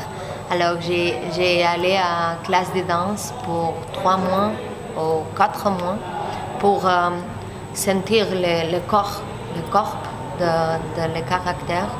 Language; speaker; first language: French; non-native, learner; Spanish